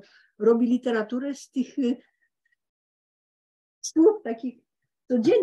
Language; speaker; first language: Polish; early bilingual, heritage; Polish